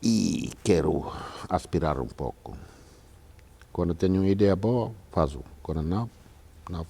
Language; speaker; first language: Portuguese; non-native, learner; Finnish